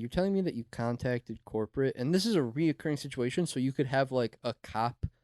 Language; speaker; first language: English; native; English